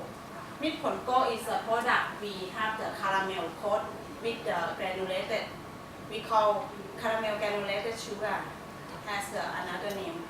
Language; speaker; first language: English; non-native, learner; Thai